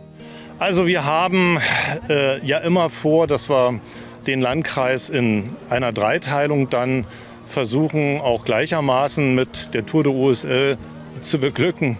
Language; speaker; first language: German; native; German